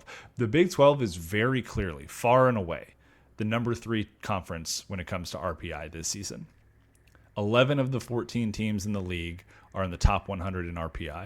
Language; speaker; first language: English; native; English